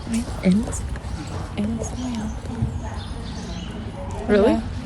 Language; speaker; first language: Spanish; non-native, learner; English